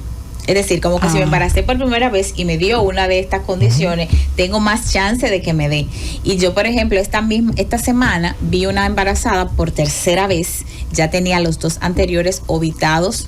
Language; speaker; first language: Spanish; native; Spanish